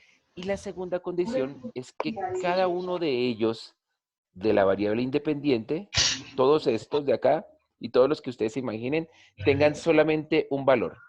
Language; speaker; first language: Spanish; native; Spanish